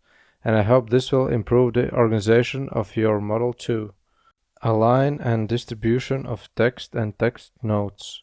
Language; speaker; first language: English; non-native, fluent; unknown